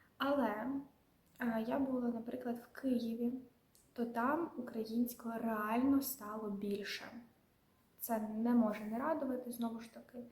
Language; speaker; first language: Ukrainian; non-native, local second language; Russian